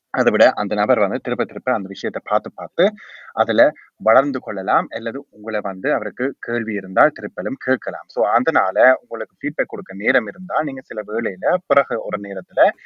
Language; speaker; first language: Tamil; early bilingual, heritage; Tamil